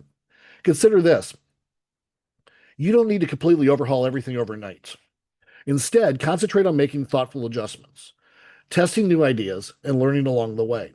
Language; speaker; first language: English; native; English